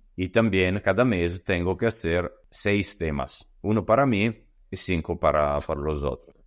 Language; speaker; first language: Spanish; non-native, learner; Italian